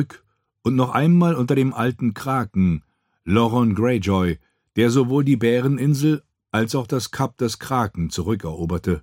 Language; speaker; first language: German; native; German